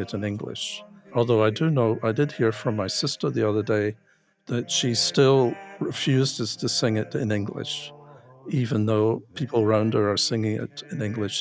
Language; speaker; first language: English; native; English